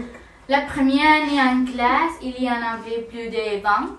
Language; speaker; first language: French; non-native, learner; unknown